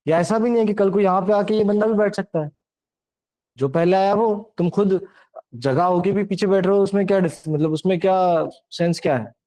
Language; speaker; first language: Hindi; non-native, local second language; Marathi